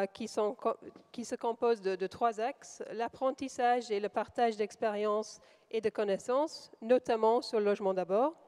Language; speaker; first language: French; non-native, fluent; English